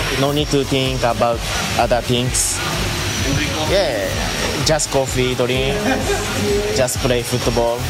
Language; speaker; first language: English; non-native, learner; Japanese